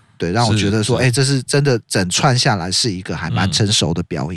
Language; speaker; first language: Chinese; native; Chinese